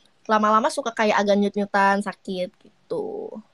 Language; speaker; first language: Indonesian; native; Indonesian